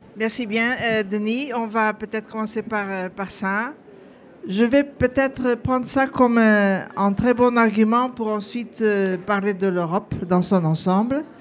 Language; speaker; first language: French; non-native, fluent; Portuguese